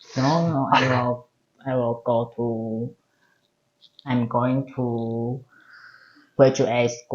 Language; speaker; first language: English; non-native, learner; Chinese